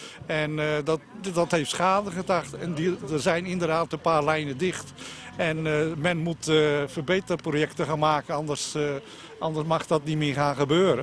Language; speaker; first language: Dutch; native; Dutch